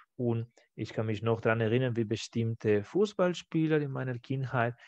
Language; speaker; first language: German; non-native, fluent; Spanish